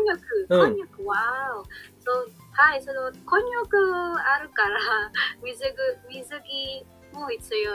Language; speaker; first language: Japanese; non-native, learner; Filipino